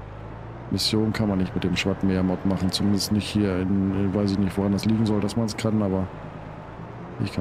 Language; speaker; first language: German; native; German